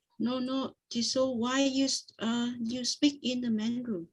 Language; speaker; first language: English; non-native, fluent; Vietnamese